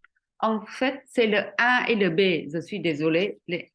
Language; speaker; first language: French; non-native, fluent; Vietnamese